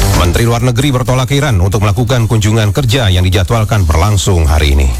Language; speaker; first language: Indonesian; native; Indonesian